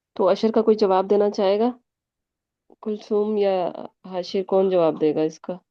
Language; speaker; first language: Urdu; native; Urdu